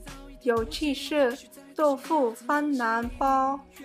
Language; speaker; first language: Chinese; early bilingual, heritage; Chinese